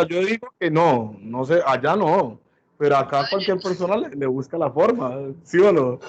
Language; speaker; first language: Spanish; native; Spanish